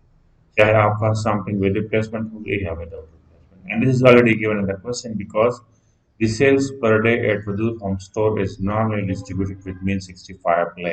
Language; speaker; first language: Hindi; non-native, local second language; Punjabi